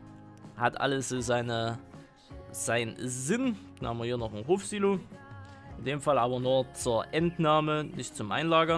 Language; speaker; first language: German; native; German